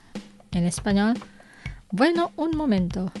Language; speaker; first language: Spanish; non-native, fluent; Indonesian